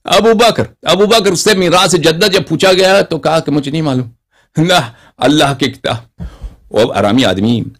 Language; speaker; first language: Urdu; non-native, local second language; Persian